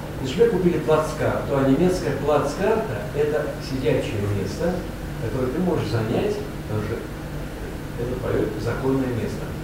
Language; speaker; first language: Russian; non-native, local second language; Romanian